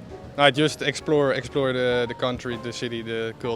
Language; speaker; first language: English; non-native, fluent; Dutch